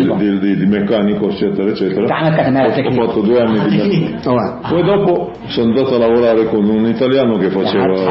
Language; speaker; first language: Italian; early bilingual, heritage; Italian